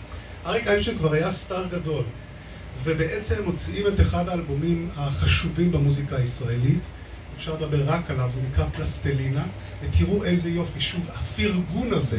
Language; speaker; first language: Hebrew; native; Hebrew